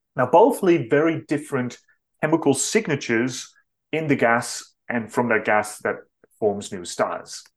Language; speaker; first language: English; non-native, fluent; Dutch